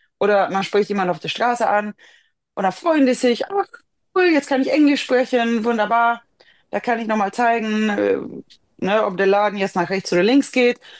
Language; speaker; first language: German; non-native, fluent; Swedish